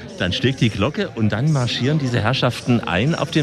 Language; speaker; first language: German; native; German